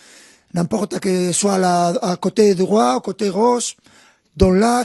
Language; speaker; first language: French; non-native, fluent; Spanish